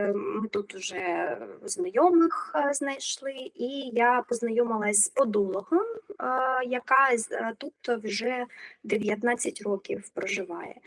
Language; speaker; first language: Ukrainian; native; Ukrainian